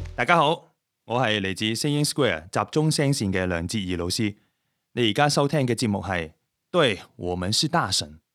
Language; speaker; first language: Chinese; non-native, local second language; Cantonese